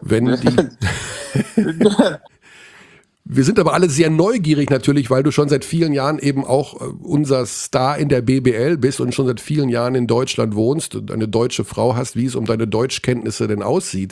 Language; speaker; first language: German; native; German